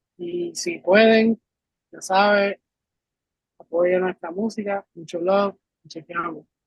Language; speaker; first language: Spanish; early bilingual, heritage; Spanish